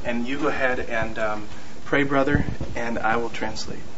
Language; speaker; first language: English; native; English